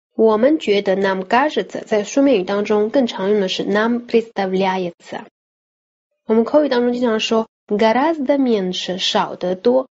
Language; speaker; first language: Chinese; native; Chinese